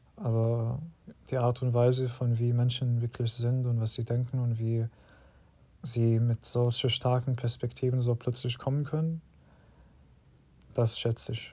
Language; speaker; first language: German; non-native, fluent; Arabic